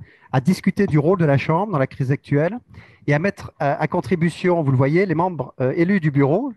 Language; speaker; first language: French; native; French